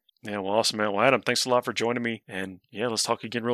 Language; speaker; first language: English; native; English